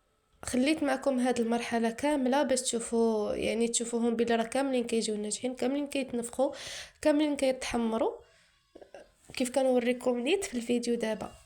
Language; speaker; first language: Arabic; native; Arabic